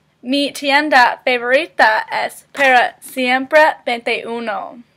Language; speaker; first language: Spanish; non-native, learner; English